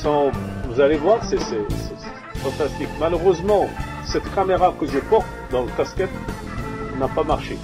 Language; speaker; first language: French; non-native, local second language; Arabic